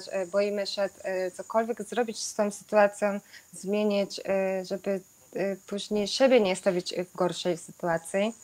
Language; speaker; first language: Polish; non-native, fluent; Japanese